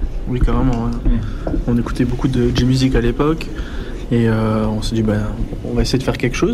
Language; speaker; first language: French; native; French